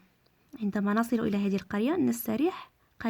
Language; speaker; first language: Arabic; native; Arabic